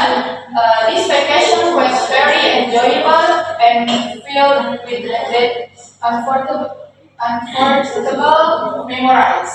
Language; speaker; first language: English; non-native, learner; Indonesian